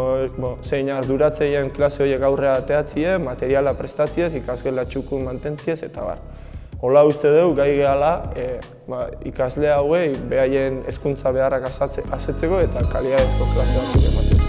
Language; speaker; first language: Basque; native; Basque